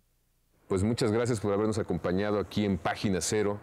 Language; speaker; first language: Spanish; native; Spanish